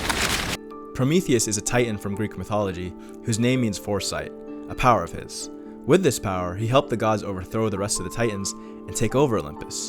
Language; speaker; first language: English; native; English